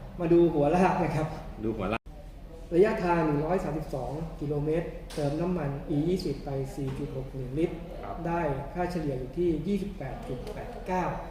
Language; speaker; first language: Thai; native; Thai